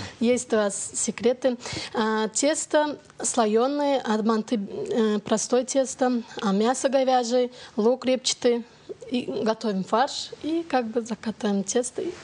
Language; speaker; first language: Russian; non-native, learner; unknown